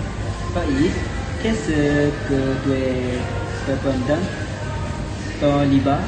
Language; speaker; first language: French; non-native, learner; Malay